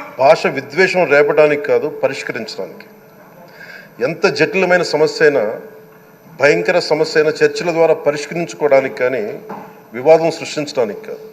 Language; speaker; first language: Telugu; native; Telugu